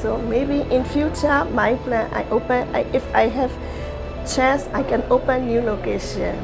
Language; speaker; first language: English; non-native, learner; Burmese